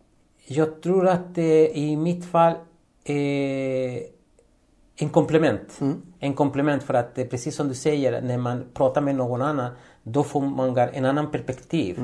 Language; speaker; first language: Swedish; non-native, fluent; Spanish